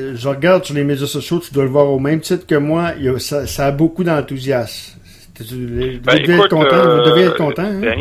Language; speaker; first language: French; native; French